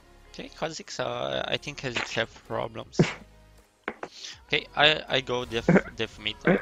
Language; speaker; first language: English; non-native, learner; Romanian